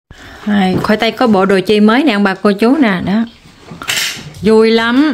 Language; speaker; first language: Vietnamese; native; Vietnamese